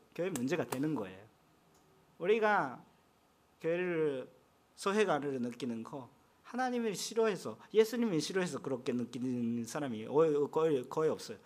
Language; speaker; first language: Korean; non-native, fluent; Japanese